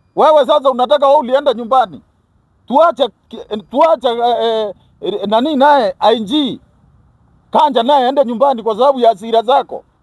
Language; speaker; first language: Swahili; non-native, local second language; Kikuyu